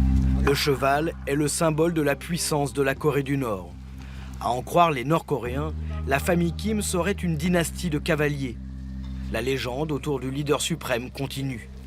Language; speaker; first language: French; native; French